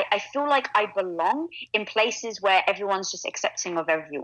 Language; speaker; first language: English; native; English